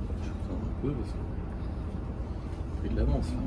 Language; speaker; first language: French; native; French